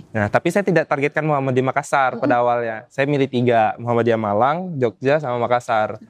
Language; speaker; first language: Indonesian; native; Indonesian